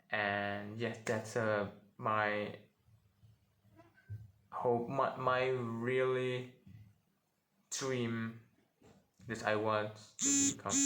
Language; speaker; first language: English; non-native, learner; Indonesian